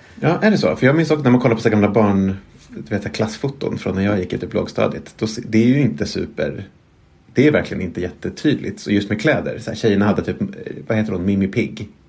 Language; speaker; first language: Swedish; native; Swedish